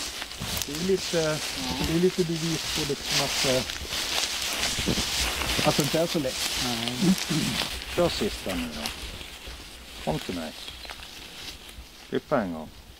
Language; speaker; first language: Swedish; native; Swedish